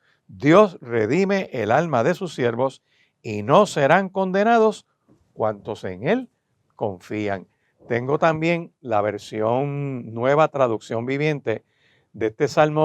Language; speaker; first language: Spanish; native; Spanish